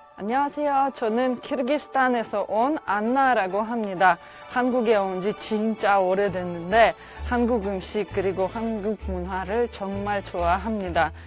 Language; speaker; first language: Korean; non-native, fluent; Russian